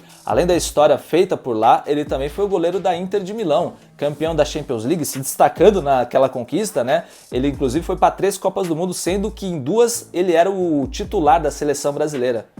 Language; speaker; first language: Portuguese; native; Portuguese